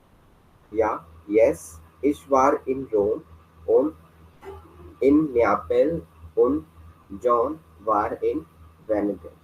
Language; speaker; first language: German; non-native, fluent; Hindi